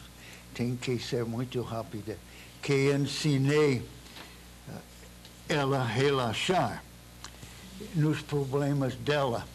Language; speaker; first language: Portuguese; non-native, fluent; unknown